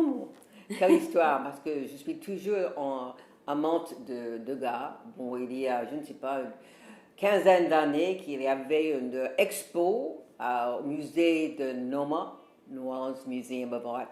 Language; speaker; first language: French; non-native, fluent; English